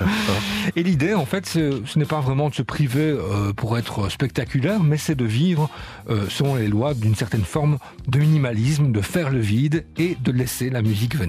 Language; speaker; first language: French; native; French